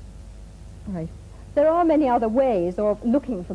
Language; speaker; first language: English; native; English